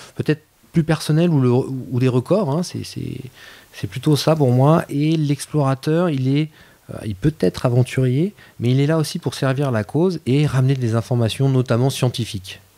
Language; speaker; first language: French; native; French